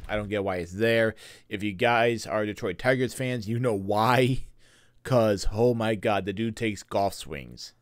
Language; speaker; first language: English; native; English